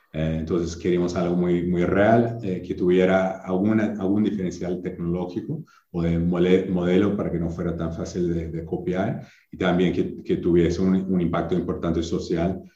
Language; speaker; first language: Spanish; non-native, fluent; English